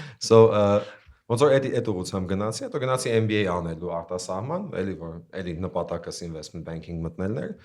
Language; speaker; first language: Armenian; early bilingual, heritage; Armenian